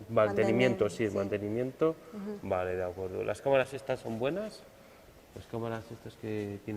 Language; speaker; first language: Spanish; native; Spanish